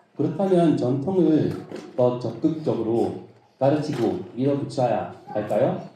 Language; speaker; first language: Korean; non-native, fluent; English